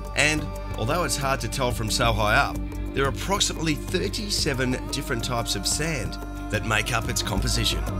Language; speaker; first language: English; native; English